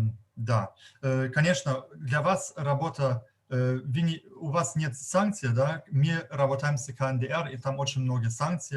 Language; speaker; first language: Russian; non-native, fluent; German